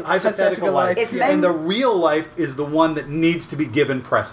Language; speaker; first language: English; native; English